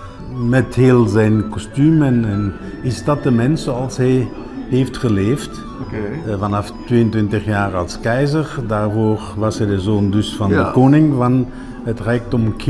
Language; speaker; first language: Dutch; non-native, local second language; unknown